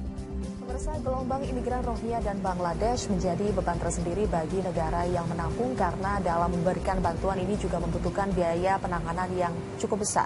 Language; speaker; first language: Indonesian; native; Indonesian